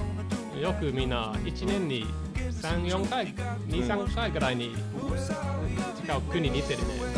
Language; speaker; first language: Japanese; non-native, fluent; English